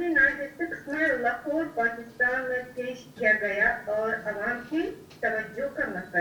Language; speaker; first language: Hindi; non-native, fluent; Uzbek